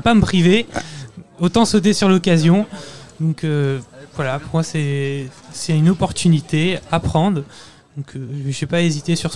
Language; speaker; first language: French; native; French